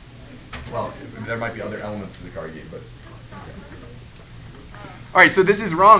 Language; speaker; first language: English; native; English